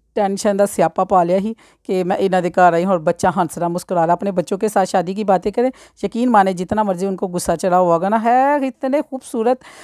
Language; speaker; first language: Urdu; non-native, local second language; Punjabi